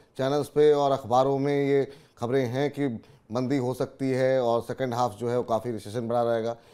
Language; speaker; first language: Hindi; native; Hindi